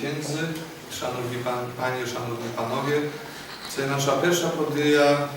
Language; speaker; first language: Polish; non-native, learner; Ukrainian